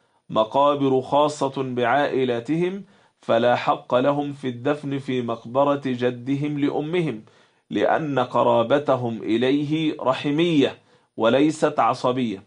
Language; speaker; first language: Arabic; native; Arabic